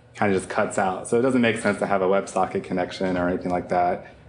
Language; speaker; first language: English; native; English